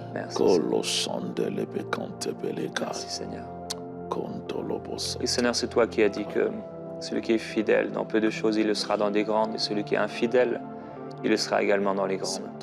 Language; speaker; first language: French; native; French